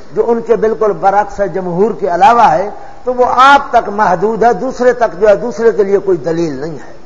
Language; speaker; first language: Urdu; non-native, local second language; Saraiki